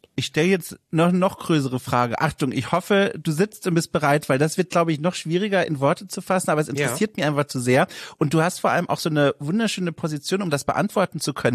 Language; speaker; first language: German; native; German